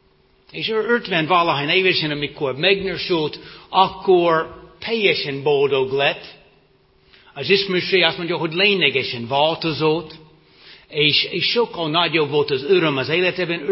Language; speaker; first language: Hungarian; non-native, fluent; English